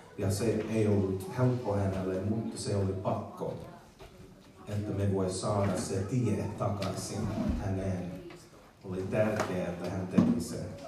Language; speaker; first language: Finnish; non-native, learner; English